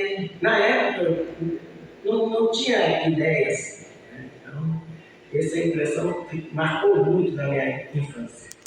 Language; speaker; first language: Portuguese; early bilingual, other home language; Japanese